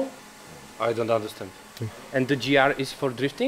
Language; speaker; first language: English; non-native, learner; Czech